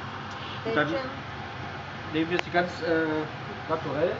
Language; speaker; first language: German; native; German